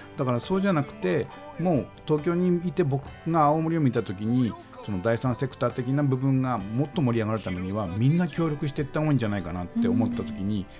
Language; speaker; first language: Japanese; native; Japanese